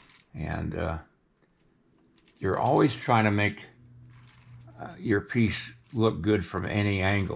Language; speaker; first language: English; native; English